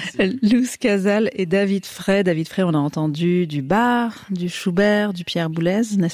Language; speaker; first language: French; native; French